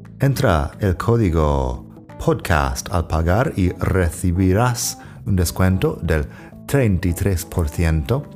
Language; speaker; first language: Spanish; non-native, fluent; English